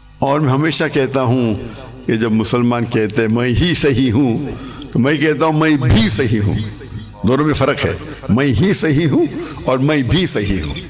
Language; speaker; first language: Urdu; non-native, local second language; English